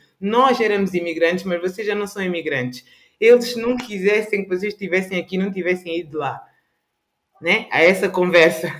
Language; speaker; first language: Portuguese; native; Portuguese